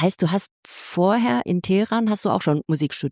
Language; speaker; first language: German; native; German